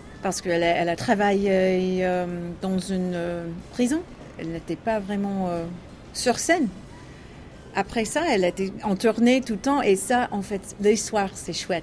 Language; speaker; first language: French; non-native, learner; English